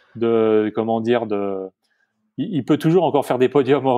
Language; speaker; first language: French; native; French